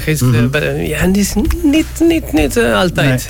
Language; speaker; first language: Dutch; non-native, learner; Spanish